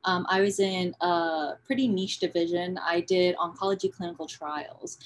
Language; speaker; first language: English; native; English